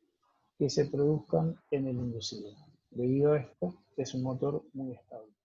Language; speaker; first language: Spanish; native; Spanish